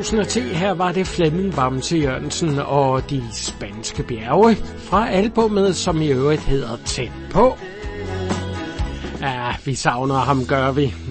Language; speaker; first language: Danish; native; Danish